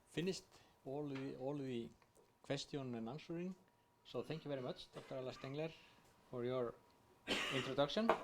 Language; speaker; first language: English; non-native, fluent; Icelandic